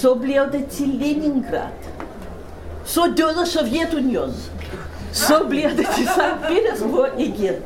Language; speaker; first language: Danish; non-native, fluent; Russian